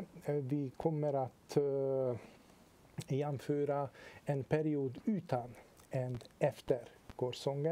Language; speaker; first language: Swedish; non-native, fluent; Hungarian